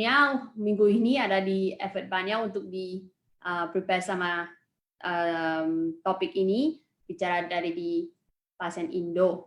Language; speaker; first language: Indonesian; non-native, fluent; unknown